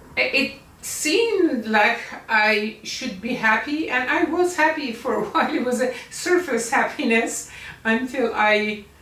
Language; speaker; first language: English; non-native, fluent; Persian